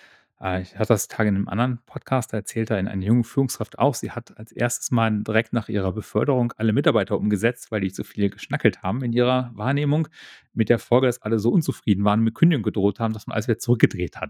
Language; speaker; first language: German; native; German